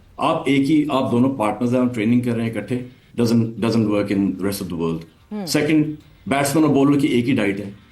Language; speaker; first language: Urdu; native; Urdu